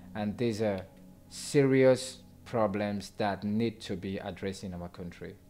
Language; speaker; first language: English; non-native, local second language; Krio